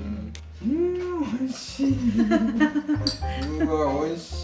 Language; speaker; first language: Japanese; native; Japanese